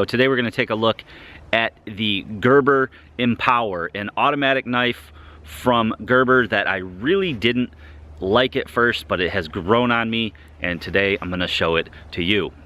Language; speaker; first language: English; native; English